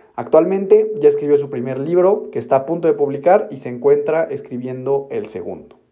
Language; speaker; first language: Spanish; native; Spanish